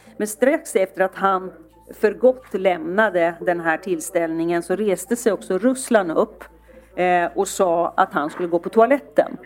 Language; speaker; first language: Swedish; native; Swedish